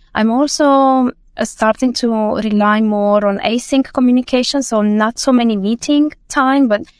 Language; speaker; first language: English; non-native, fluent; Romanian